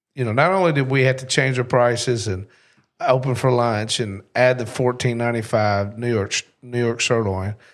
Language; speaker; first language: English; native; English